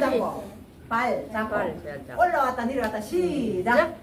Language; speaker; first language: Korean; native; Korean